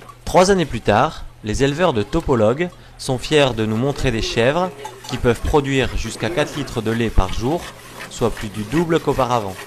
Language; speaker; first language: French; native; French